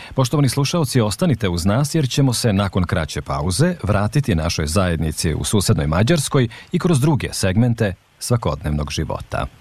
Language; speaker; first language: Serbian; native; Serbian